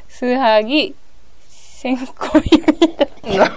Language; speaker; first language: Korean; non-native, learner; Japanese